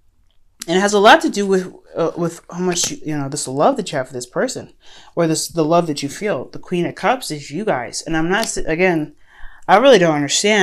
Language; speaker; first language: English; native; English